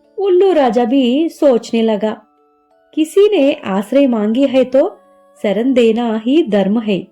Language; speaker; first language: Hindi; non-native, local second language; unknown